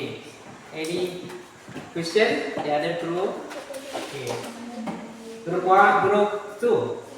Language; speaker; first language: English; non-native, learner; Indonesian